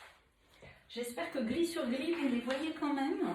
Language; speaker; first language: French; native; French